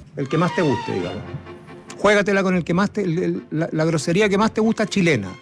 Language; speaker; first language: Spanish; native; Spanish